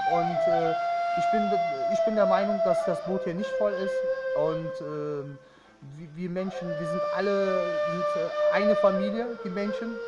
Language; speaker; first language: German; early bilingual, other home language; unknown